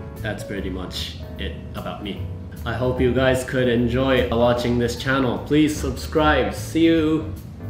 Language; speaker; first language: English; early bilingual, other home language; Japanese